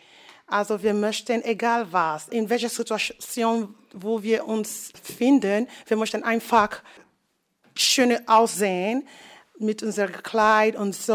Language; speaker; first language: German; non-native, fluent; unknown